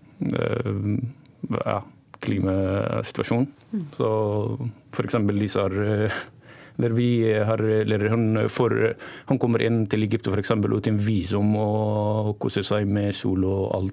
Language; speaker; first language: Norwegian; non-native, learner; Arabic